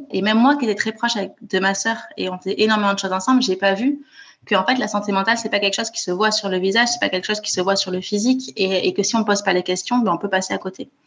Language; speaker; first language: French; native; French